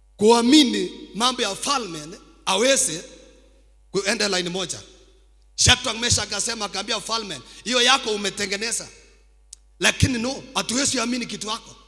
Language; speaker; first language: Swahili; non-native, local second language; Kalenjin